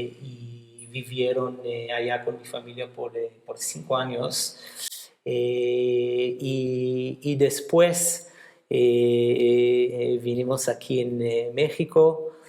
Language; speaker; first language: Spanish; non-native, fluent; Hebrew